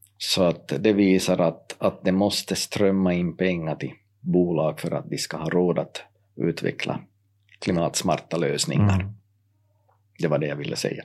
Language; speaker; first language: Swedish; native; Swedish